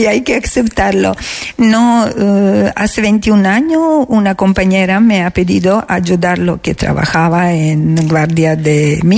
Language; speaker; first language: Spanish; non-native, learner; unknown